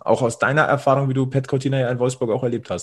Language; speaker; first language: German; native; German